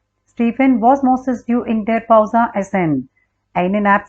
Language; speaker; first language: German; non-native, learner; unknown